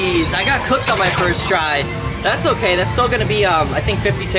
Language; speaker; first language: English; native; English